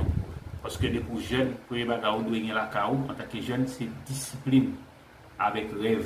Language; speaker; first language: French; non-native, local second language; Haitian Creole